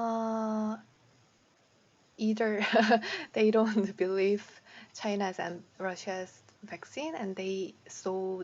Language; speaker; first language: English; non-native, learner; Korean